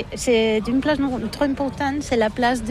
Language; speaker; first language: French; non-native, learner; Catalan